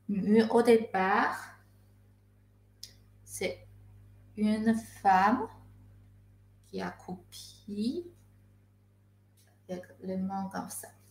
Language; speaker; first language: French; non-native, fluent; Chinese